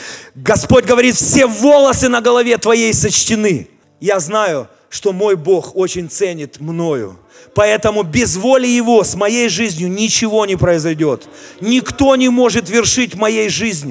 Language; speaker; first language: Russian; native; Russian